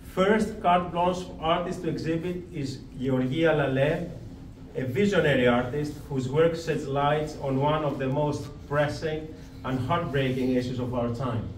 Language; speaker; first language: English; non-native, fluent; Greek